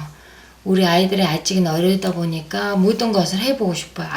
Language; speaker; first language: Korean; non-native, fluent; Mongolian